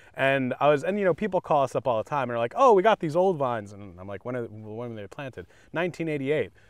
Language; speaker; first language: English; native; English